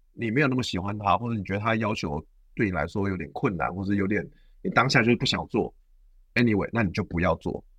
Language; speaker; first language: Chinese; native; Chinese